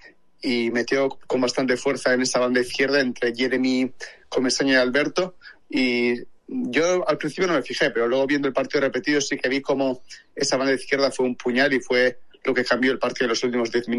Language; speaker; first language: Spanish; native; Spanish